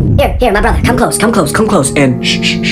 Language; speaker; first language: English; native; English